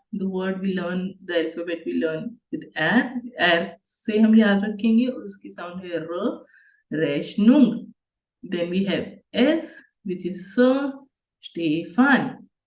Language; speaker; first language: Hindi; native; Hindi